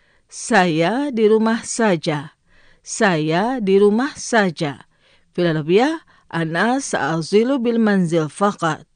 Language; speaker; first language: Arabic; non-native, fluent; Indonesian